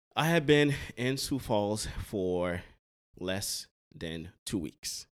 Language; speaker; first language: English; early bilingual, other home language; Haitian Creole